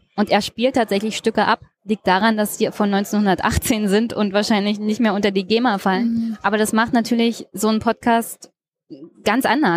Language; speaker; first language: German; native; German